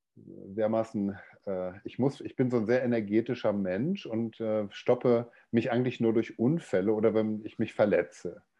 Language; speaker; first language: German; native; German